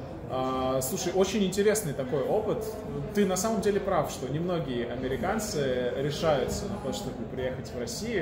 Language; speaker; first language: Russian; native; Russian